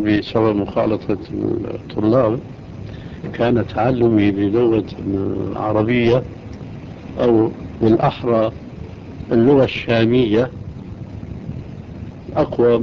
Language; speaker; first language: Arabic; native; Arabic